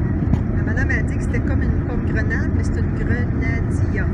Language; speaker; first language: French; native; French